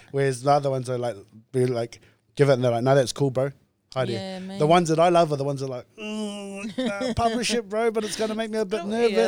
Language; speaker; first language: English; native; English